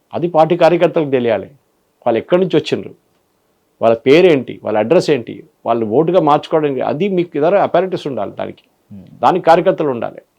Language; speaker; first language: Telugu; non-native, fluent; Malayalam